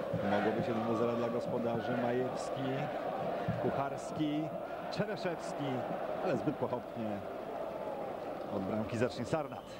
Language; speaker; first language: Polish; native; Polish